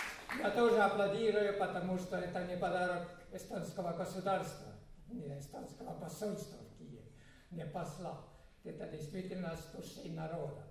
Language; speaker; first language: Russian; non-native, fluent; Estonian